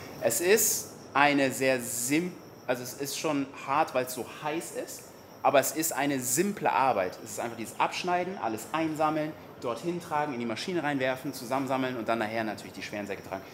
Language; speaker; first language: German; native; German